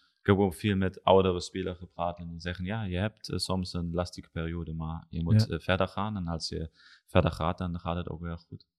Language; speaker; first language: Dutch; non-native, learner; German